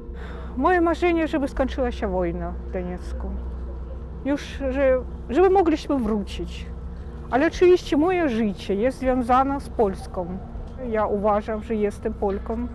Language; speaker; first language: Polish; non-native, fluent; Russian